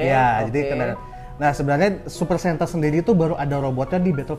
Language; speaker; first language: Indonesian; native; Indonesian